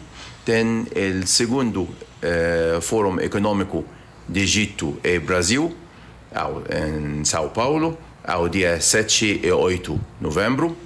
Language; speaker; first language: Portuguese; non-native, learner; Arabic